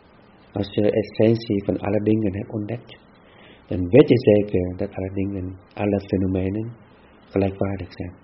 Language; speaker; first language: Dutch; non-native, fluent; Vietnamese